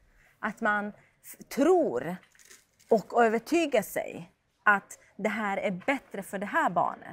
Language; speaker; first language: Swedish; non-native, fluent; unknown